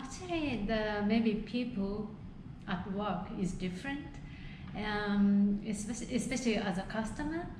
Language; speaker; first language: English; non-native, fluent; Japanese